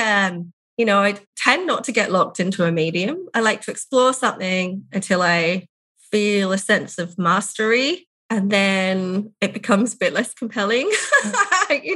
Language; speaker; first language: English; native; English